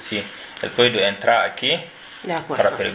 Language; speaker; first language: Spanish; non-native, learner; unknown